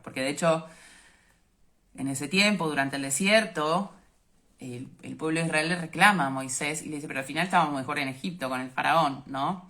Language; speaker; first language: Spanish; native; Spanish